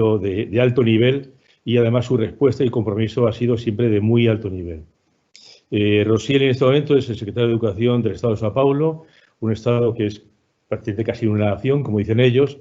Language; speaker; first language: Spanish; native; Spanish